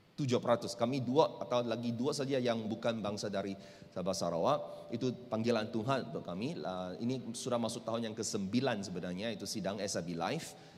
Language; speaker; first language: Malay; non-native, local second language; Chinese